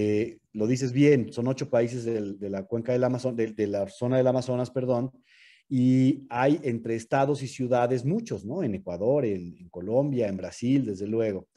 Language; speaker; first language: Spanish; native; Spanish